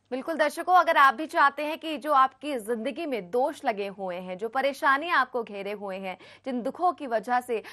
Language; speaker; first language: Hindi; native; Hindi